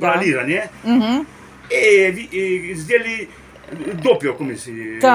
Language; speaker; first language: Russian; non-native, learner; Romanian